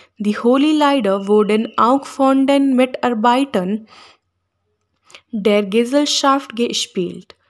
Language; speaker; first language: German; non-native, learner; Hindi